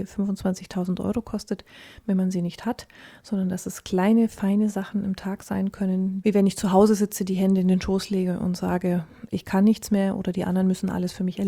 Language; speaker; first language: German; native; German